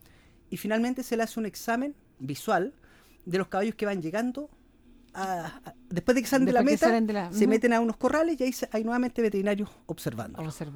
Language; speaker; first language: Spanish; native; Spanish